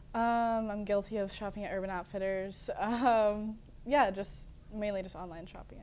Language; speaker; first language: English; native; English